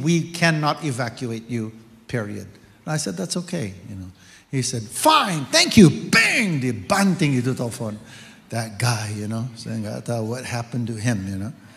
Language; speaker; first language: English; native; English